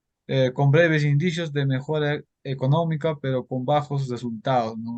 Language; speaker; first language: Spanish; native; Spanish